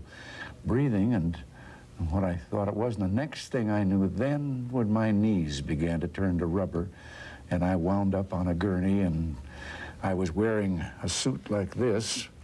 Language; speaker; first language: English; native; English